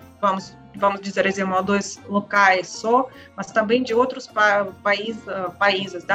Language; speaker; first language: Portuguese; non-native, learner; Russian